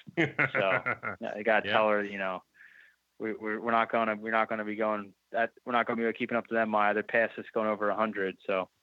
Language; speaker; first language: English; native; English